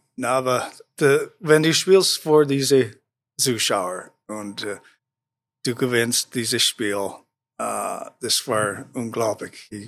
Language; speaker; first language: German; non-native, learner; English